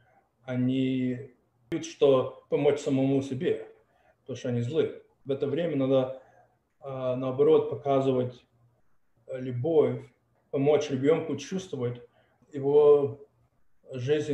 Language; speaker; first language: Russian; early bilingual, heritage; Russian